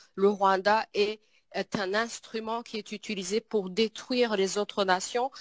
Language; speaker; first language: French; non-native, local second language; Kinyarwanda